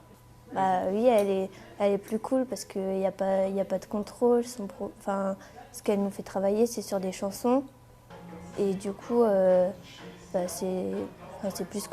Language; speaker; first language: French; non-native, fluent; Spanish